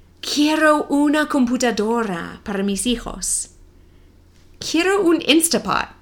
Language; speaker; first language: Spanish; non-native, fluent; English